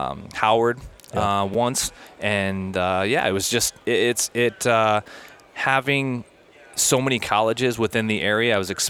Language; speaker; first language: English; native; English